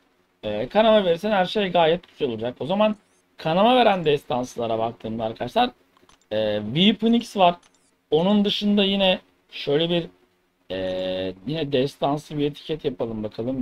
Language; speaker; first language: Turkish; native; Turkish